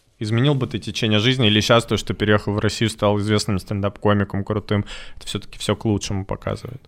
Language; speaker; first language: Russian; native; Russian